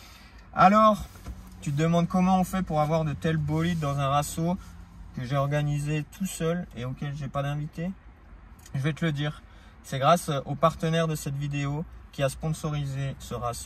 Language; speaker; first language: French; native; French